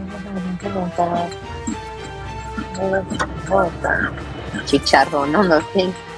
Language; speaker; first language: English; early bilingual, other home language; Spanish